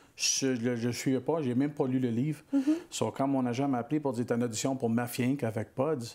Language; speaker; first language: French; native; French